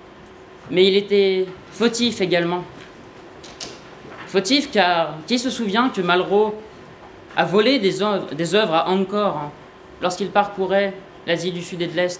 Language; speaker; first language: French; native; French